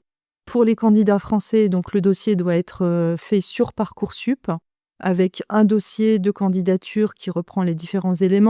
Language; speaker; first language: French; native; French